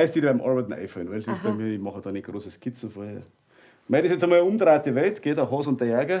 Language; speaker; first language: German; native; German